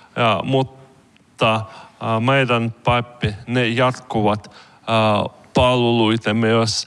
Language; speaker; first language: Finnish; non-native, learner; Ukrainian